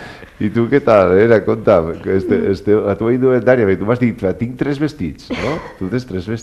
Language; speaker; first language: Catalan; native; Catalan